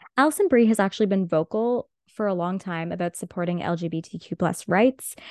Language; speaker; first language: English; native; English